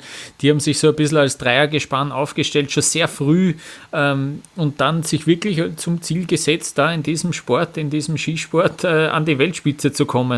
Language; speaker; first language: German; native; German